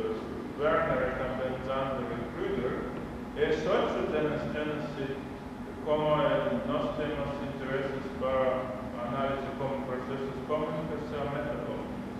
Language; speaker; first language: Portuguese; non-native, learner; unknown